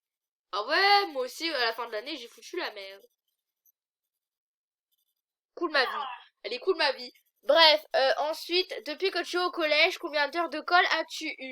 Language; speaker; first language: French; native; French